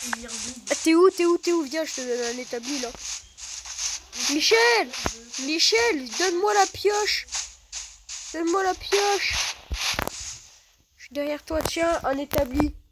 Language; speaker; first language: French; native; French